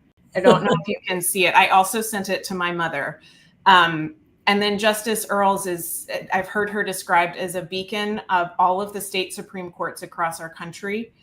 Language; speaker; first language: English; native; English